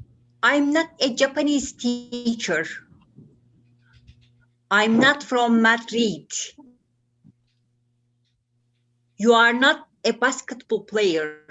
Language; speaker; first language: English; non-native, learner; Turkish